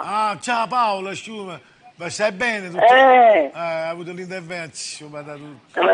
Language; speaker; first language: Italian; native; Italian